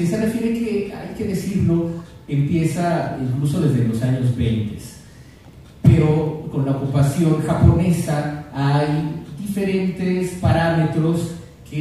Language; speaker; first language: Spanish; native; Spanish